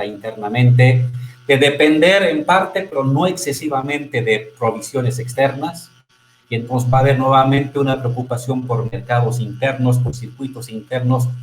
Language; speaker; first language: Spanish; native; Spanish